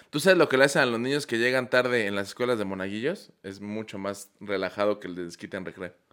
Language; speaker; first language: Spanish; native; Spanish